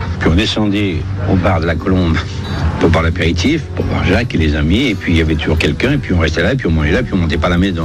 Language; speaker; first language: French; early bilingual, other home language; Italian